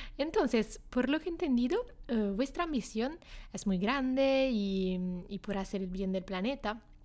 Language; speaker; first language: Spanish; non-native, fluent; Italian